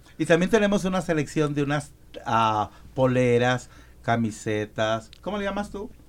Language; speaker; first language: Spanish; native; Spanish